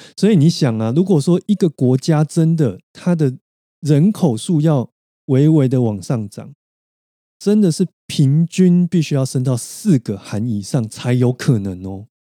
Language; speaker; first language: Chinese; native; Chinese